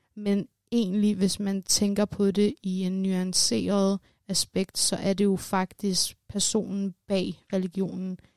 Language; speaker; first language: Danish; early bilingual, other home language; Persian